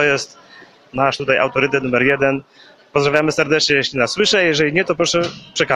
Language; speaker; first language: Polish; native; Polish